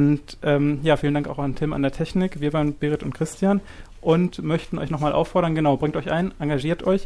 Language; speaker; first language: German; native; German